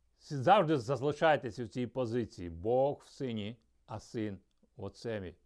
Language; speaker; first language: Ukrainian; early bilingual, other home language; Russian